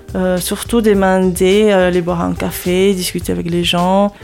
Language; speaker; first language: French; non-native, fluent; Spanish